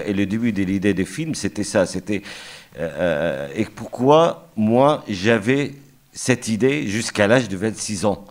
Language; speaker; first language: French; non-native, fluent; Arabic